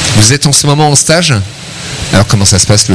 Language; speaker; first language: French; native; French